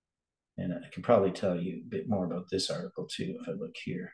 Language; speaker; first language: English; native; English